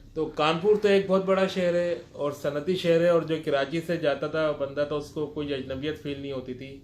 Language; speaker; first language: Urdu; native; Urdu